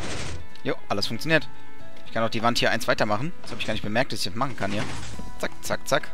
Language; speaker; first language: German; native; German